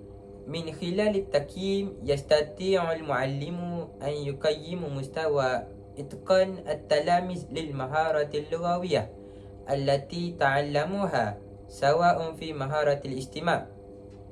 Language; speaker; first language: Arabic; non-native, learner; Malay